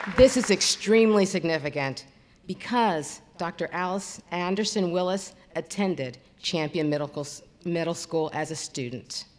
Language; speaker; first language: English; native; English